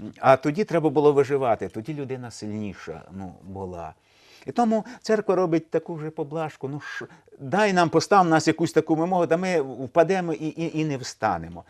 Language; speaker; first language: Ukrainian; native; Ukrainian